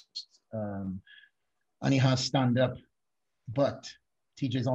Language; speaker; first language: English; native; English